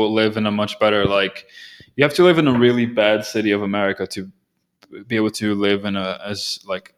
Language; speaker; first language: English; non-native, fluent; Portuguese